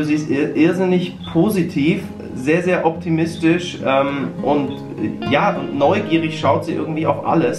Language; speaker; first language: German; native; German